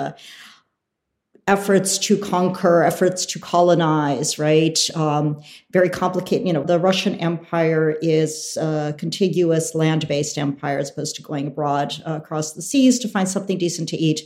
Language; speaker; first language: English; early bilingual, other home language; Russian